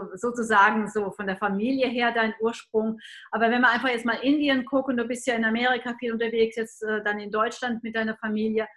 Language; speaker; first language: German; native; German